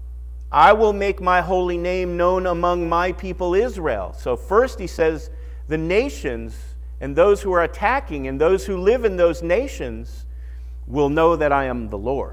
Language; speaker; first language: English; native; English